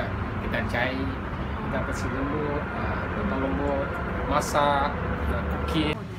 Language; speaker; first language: Indonesian; non-native, learner; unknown